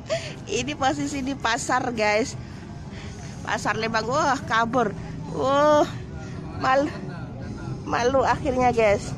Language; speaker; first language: Indonesian; native; Indonesian